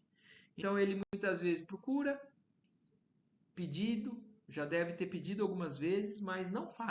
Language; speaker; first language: Portuguese; native; Portuguese